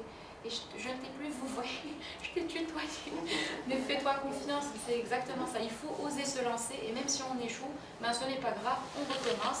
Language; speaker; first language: French; native; French